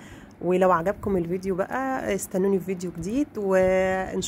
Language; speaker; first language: Arabic; native; Arabic